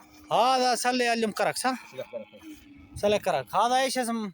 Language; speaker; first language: Arabic; non-native, learner; Saraiki